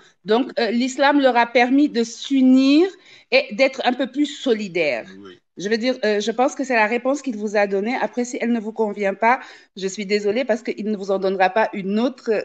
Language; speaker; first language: French; native; French